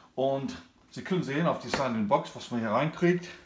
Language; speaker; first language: German; non-native, learner; English